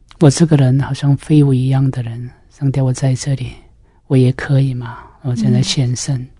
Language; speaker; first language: Chinese; non-native, fluent; Korean